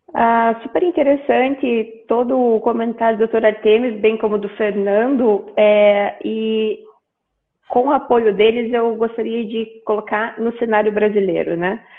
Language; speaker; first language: Portuguese; native; Portuguese